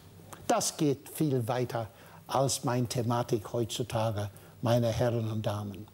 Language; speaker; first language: German; non-native, fluent; English